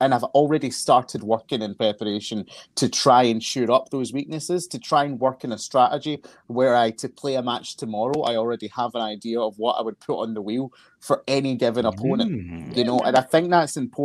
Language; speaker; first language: English; native; English